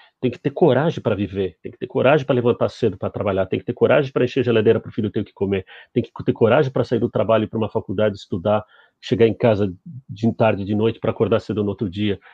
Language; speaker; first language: Portuguese; early bilingual, other home language; Spanish